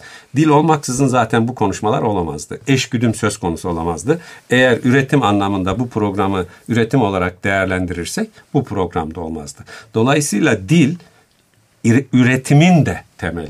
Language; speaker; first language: Turkish; native; Turkish